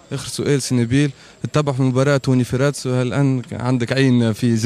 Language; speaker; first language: Arabic; native; Arabic